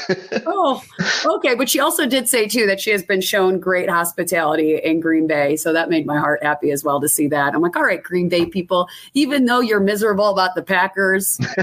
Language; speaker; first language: English; native; English